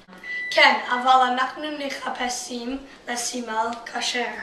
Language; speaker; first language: Hebrew; non-native, learner; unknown